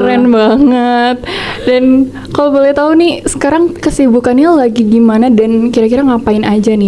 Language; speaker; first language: Indonesian; native; Indonesian